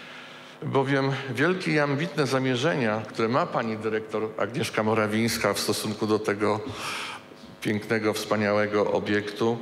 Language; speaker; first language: Polish; native; Polish